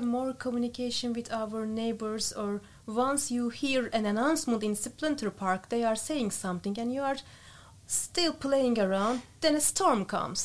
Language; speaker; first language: English; non-native, fluent; Turkish